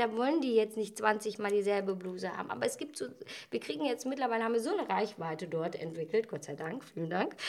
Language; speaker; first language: German; native; German